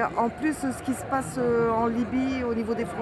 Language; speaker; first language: French; native; French